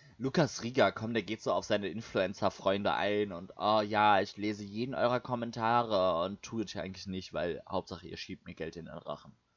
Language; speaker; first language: German; native; German